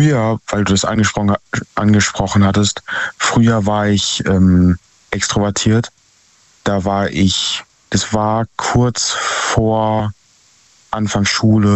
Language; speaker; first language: German; native; German